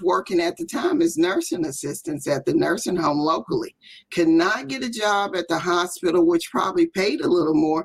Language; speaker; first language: English; native; English